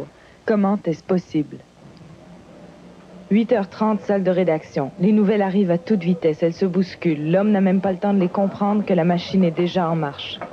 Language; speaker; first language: French; native; French